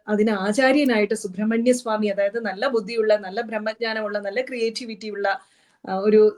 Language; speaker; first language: Malayalam; native; Malayalam